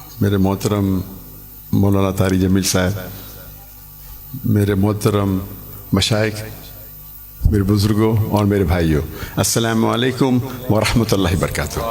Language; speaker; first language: Urdu; non-native, local second language; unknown